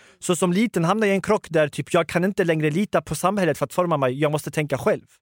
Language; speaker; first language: Swedish; early bilingual, other home language; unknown